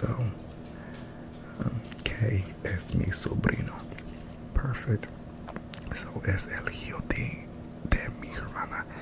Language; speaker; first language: Spanish; non-native, learner; English